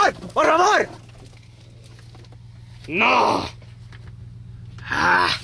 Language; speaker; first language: Spanish; non-native, learner; English